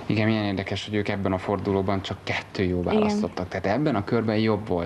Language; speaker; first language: Hungarian; native; Hungarian